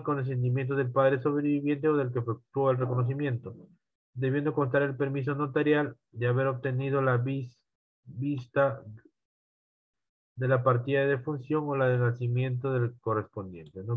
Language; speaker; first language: Spanish; native; Spanish